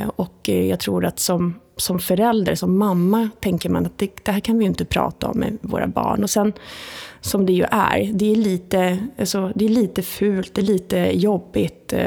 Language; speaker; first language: Swedish; early bilingual, other home language; Italian